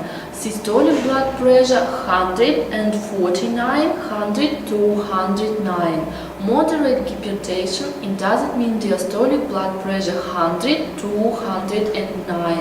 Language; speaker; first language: English; non-native, learner; Russian